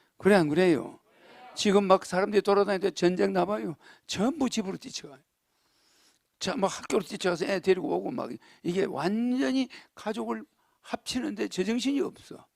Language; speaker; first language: Korean; native; Korean